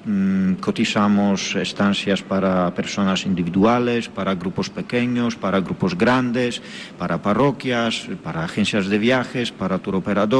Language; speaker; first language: Spanish; non-native, fluent; Polish